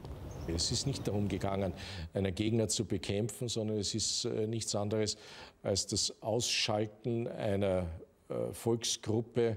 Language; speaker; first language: German; native; German